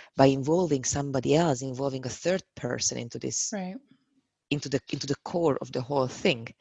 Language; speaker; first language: English; non-native, fluent; Hungarian